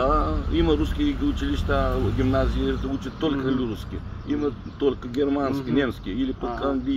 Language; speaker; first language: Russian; non-native, learner; Bulgarian